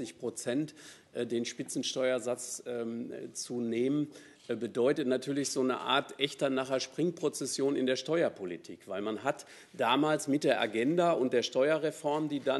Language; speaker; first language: German; native; German